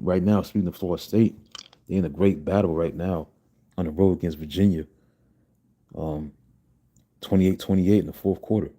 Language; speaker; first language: English; native; English